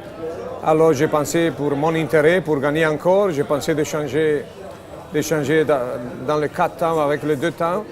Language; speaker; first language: French; non-native, fluent; Italian